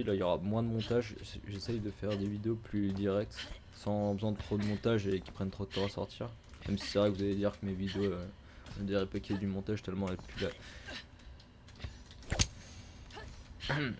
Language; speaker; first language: French; native; French